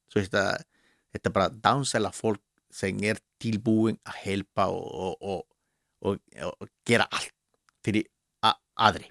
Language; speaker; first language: Icelandic; non-native, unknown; Spanish